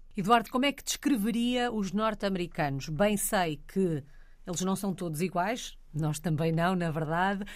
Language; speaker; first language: Portuguese; native; Portuguese